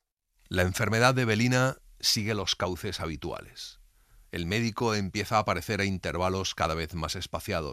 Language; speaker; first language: Spanish; native; Spanish